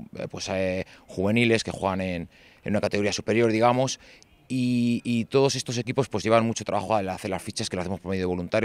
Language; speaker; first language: Spanish; native; Spanish